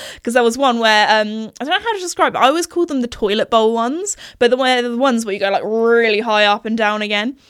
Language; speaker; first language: English; native; English